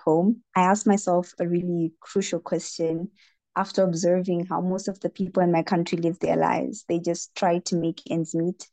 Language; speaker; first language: English; non-native, local second language; Shona